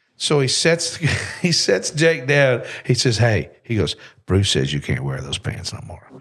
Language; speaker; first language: English; native; English